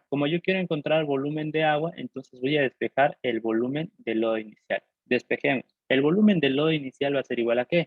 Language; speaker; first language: Spanish; native; Spanish